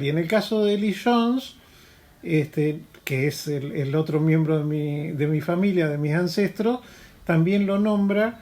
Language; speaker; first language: Spanish; native; Spanish